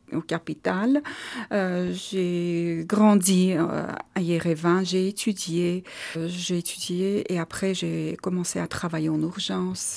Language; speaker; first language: French; non-native, learner; Armenian